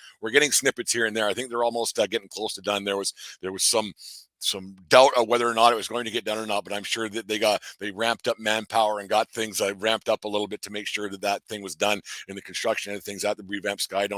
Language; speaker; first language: English; native; English